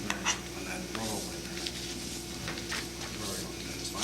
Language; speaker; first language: English; native; English